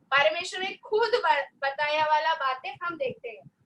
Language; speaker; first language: Hindi; non-native, local second language; Malayalam